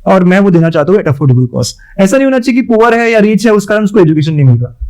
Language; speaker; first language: Hindi; non-native, local second language; Marathi